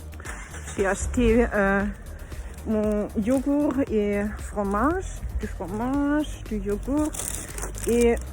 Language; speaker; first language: French; non-native, learner; German